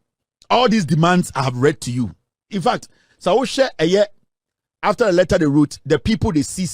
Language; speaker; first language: English; non-native, local second language; Akan